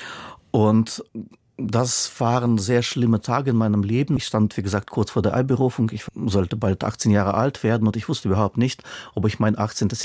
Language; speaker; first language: German; non-native, fluent; Russian